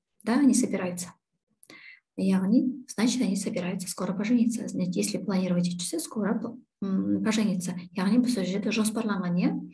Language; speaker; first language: Russian; non-native, local second language; Kazakh